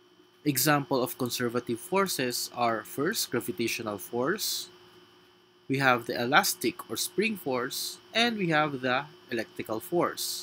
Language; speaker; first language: English; non-native, local second language; Filipino